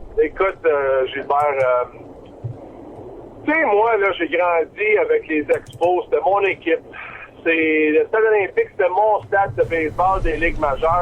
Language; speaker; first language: French; native; French